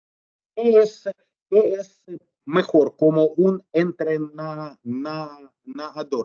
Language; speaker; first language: Spanish; non-native, learner; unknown